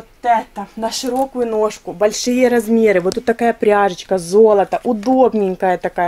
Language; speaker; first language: Russian; native; Russian